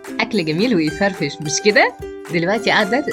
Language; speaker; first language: Arabic; native; Arabic